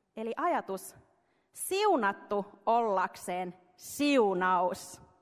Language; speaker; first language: Finnish; early bilingual, heritage; Finnish